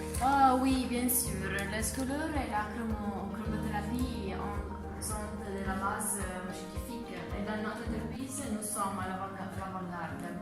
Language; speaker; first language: French; non-native, learner; Italian